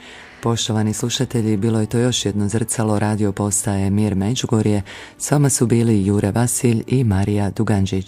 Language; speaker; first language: Croatian; native; Croatian